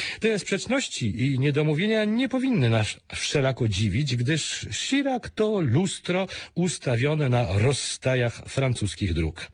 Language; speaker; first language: Polish; native; Polish